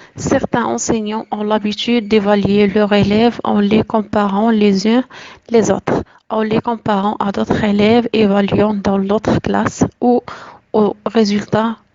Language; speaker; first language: French; non-native, local second language; Arabic